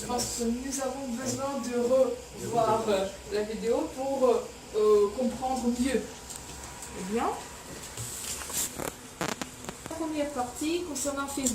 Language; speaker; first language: French; non-native, fluent; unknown